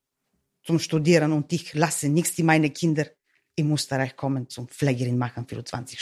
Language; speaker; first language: German; non-native, learner; Bulgarian